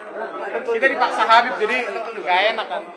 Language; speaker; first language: Indonesian; non-native, learner; Arabic